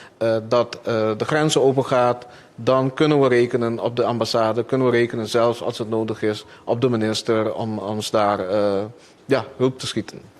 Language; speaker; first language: Dutch; non-native, local second language; Papiamento